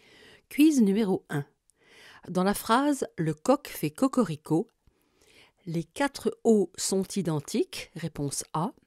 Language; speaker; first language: French; native; French